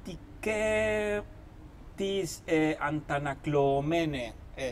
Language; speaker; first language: Greek; non-native, fluent; Spanish